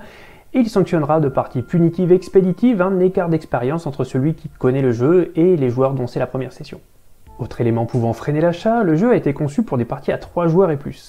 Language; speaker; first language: French; native; French